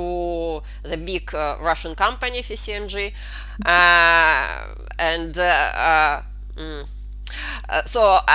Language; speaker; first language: English; non-native, fluent; Russian